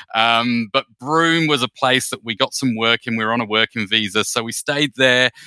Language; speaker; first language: English; native; English